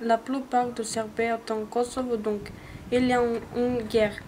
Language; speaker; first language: French; non-native, learner; Serbian